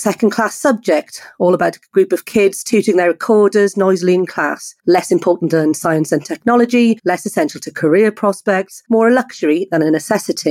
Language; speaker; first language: English; native; English